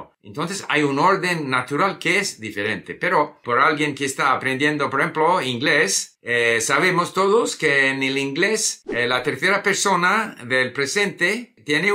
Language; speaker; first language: Spanish; non-native, fluent; English